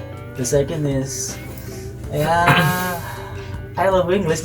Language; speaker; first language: English; non-native, learner; Indonesian